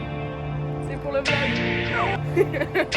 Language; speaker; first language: French; native; French